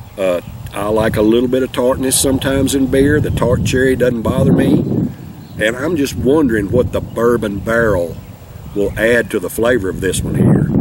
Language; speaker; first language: English; native; English